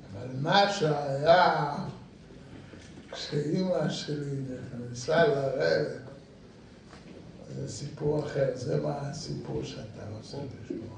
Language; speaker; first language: Hebrew; non-native, fluent; Yiddish